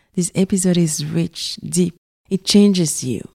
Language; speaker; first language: English; non-native, fluent; French